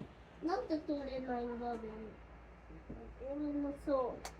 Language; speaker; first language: Japanese; native; Japanese